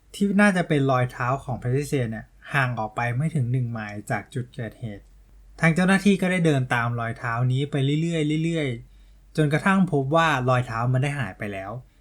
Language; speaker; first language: Thai; native; Thai